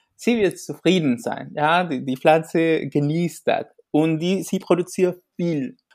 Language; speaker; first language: German; non-native, fluent; Spanish